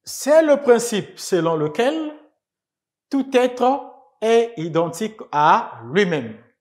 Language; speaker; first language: French; native; French